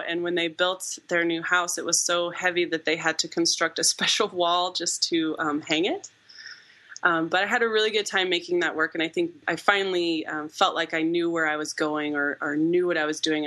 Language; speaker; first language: English; native; English